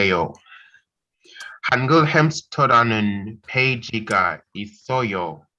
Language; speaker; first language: Korean; non-native, learner; English